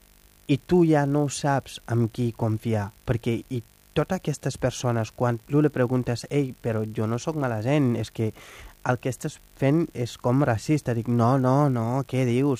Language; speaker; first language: Catalan; non-native, fluent; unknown